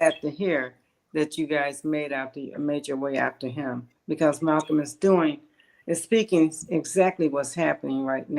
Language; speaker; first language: English; native; English